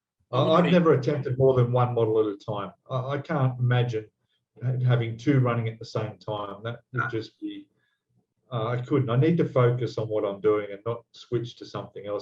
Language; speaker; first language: English; native; English